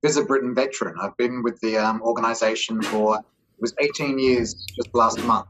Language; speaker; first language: English; native; English